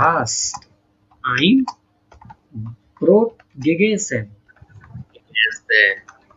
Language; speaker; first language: German; non-native, fluent; Bangla